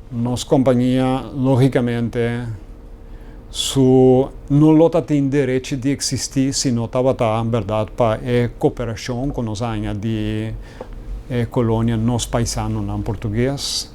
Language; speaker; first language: Portuguese; early bilingual, heritage; Portuguese